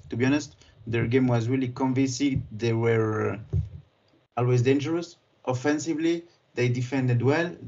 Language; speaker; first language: English; non-native, fluent; French